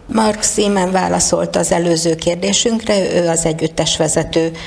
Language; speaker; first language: Hungarian; native; Hungarian